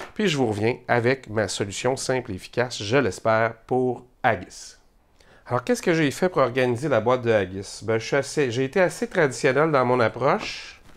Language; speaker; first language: French; native; French